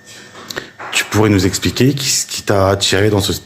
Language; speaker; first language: French; native; French